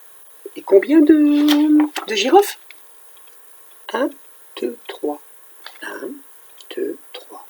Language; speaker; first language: French; native; French